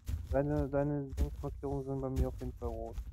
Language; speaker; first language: German; native; German